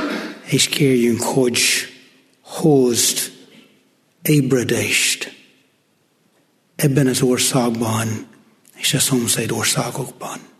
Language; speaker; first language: Hungarian; non-native, fluent; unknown